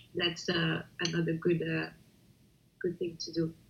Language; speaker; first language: English; non-native, fluent; French